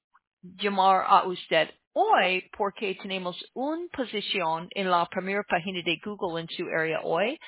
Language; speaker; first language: Spanish; non-native, learner; English